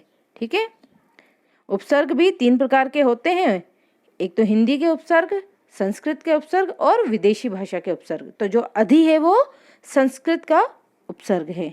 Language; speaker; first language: Hindi; native; Hindi